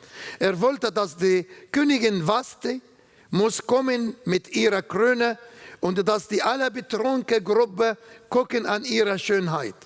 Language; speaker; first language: German; non-native, learner; Arabic